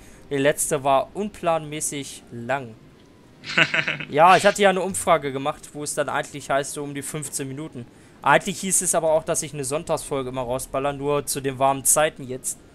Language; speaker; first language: German; native; German